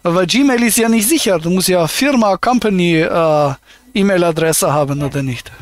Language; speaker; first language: German; native; German